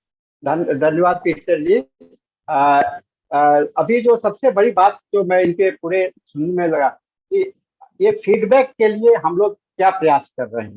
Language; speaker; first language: Hindi; native; Hindi